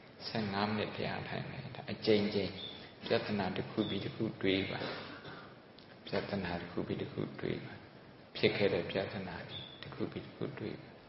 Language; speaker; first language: Burmese; native; Burmese